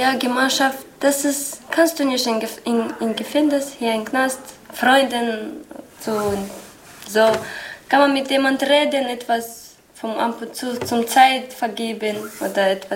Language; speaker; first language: German; non-native, learner; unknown